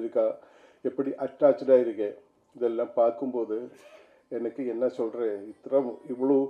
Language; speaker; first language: Tamil; non-native, learner; Malayalam